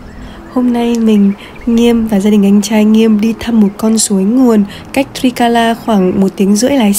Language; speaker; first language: Vietnamese; native; Vietnamese